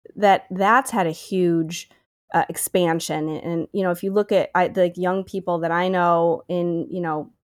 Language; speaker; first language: English; native; English